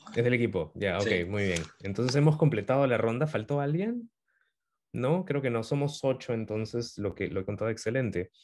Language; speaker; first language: Spanish; native; Spanish